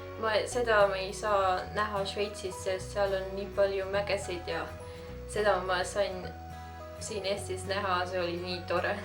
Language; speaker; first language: Estonian; non-native, fluent; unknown